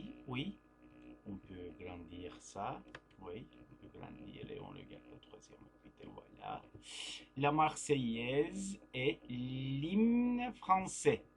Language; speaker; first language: French; non-native, fluent; Turkish